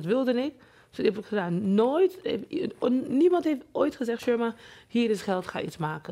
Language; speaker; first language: Dutch; non-native, fluent; English